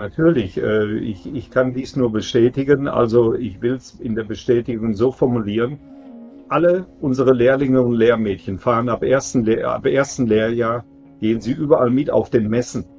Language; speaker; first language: German; native; German